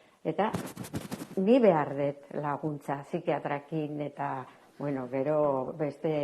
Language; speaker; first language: Basque; non-native, local second language; Spanish